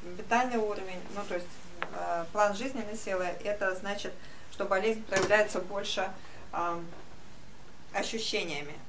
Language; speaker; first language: Russian; native; Russian